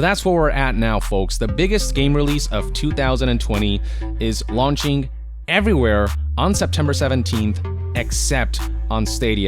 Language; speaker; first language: English; native; English